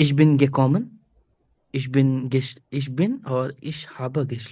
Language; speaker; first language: German; non-native, learner; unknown